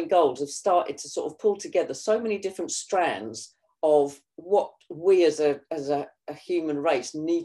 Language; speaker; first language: English; native; English